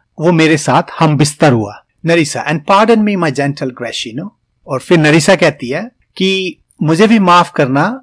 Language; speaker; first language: Hindi; native; Hindi